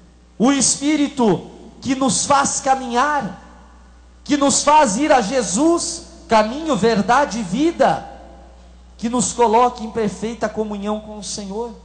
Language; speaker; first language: Portuguese; native; Portuguese